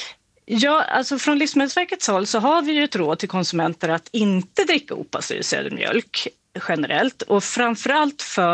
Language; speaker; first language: Swedish; native; Swedish